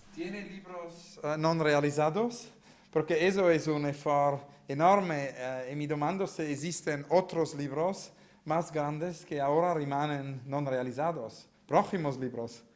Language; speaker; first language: Spanish; non-native, learner; Italian